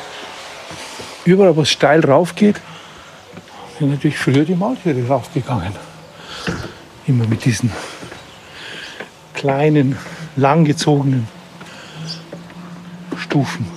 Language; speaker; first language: German; native; German